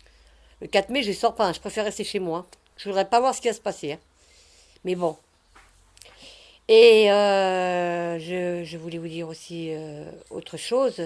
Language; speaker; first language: French; native; French